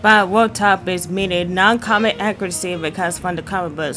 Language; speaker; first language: English; native; English